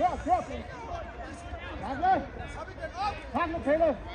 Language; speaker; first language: Danish; native; Danish